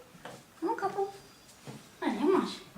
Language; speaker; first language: French; native; French